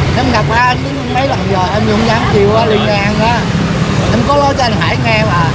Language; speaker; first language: Vietnamese; non-native, local second language; Chinese